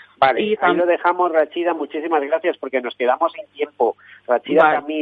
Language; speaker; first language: Spanish; non-native, learner; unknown